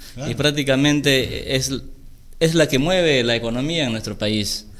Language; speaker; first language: Spanish; native; Spanish